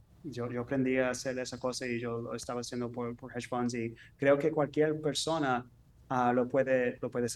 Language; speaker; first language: Spanish; early bilingual, heritage; English